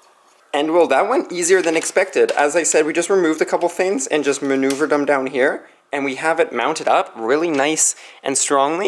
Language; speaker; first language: English; native; English